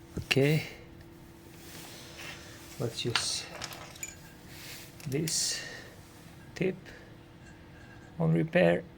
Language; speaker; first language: English; non-native, learner; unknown